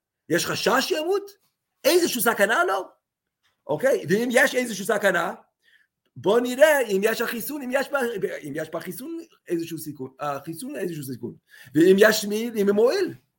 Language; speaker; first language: Hebrew; non-native, fluent; English